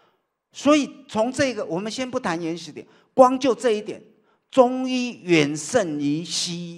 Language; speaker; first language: Chinese; native; Chinese